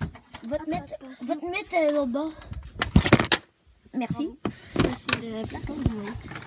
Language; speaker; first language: French; native; French